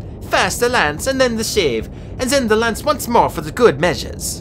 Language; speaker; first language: English; native; English